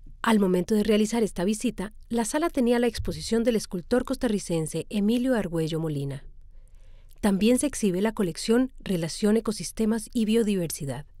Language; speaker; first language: Spanish; native; Spanish